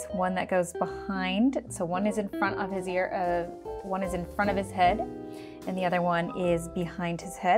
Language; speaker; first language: English; native; English